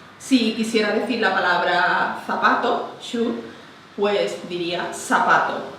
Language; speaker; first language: Spanish; native; Spanish